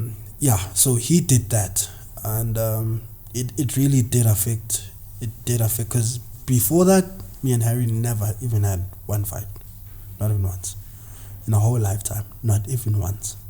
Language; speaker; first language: English; non-native, local second language; Zulu